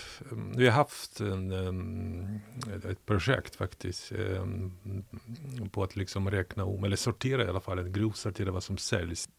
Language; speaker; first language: Swedish; non-native, fluent; Ukrainian